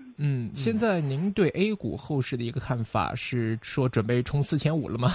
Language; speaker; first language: Chinese; non-native, local second language; Cantonese